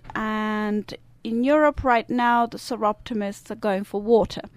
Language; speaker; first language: English; non-native, fluent; Italian